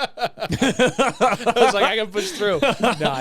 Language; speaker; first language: English; native; English